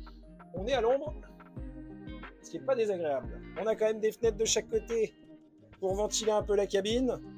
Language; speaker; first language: French; native; French